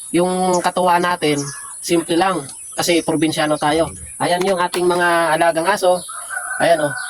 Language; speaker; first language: Filipino; non-native, local second language; Bikol